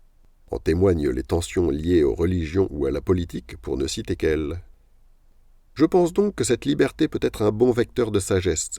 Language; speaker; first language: French; native; French